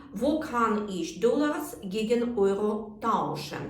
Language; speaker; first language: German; non-native, fluent; Ukrainian